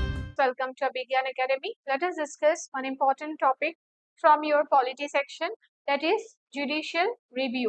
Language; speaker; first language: English; non-native, local second language; Hindi